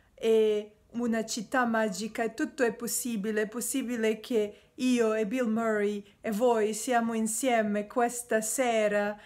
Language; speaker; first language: Italian; non-native, learner; Serbian